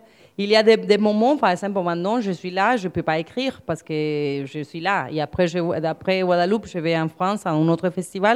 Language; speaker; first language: French; non-native, fluent; Spanish